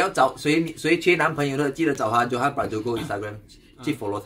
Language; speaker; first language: Chinese; native; Chinese